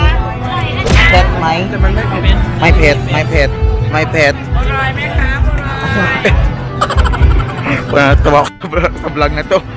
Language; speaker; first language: Thai; non-native, learner; Filipino